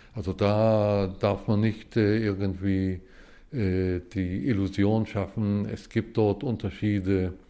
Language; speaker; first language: German; early bilingual, heritage; Hebrew